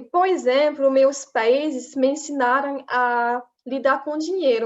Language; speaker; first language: Portuguese; non-native, fluent; French